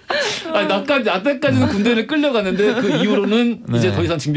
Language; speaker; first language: Korean; native; Korean